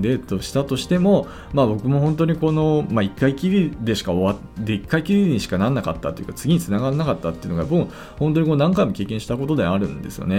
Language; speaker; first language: Japanese; native; Japanese